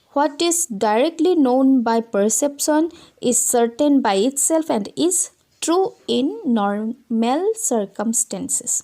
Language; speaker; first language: English; non-native, local second language; Assamese